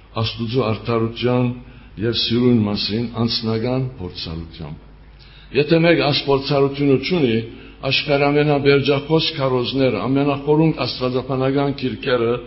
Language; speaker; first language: Armenian; early bilingual, heritage; Armenian